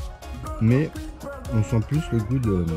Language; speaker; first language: French; native; French